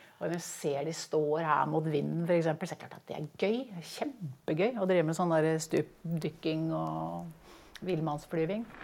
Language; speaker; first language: Norwegian; native; Norwegian